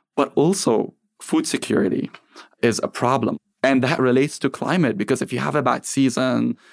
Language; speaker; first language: English; non-native, fluent; Arabic